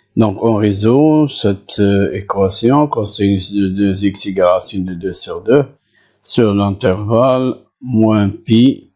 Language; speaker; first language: French; non-native, local second language; Arabic